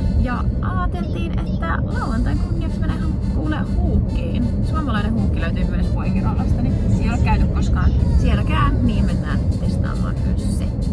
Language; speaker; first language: Finnish; native; Finnish